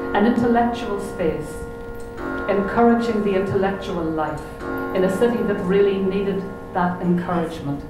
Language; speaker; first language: English; native; English